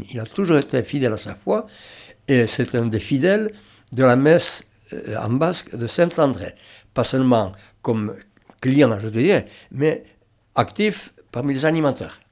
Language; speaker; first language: French; non-native, local second language; Basque